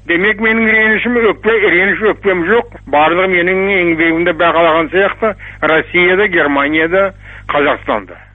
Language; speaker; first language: Kazakh; non-native, local second language; German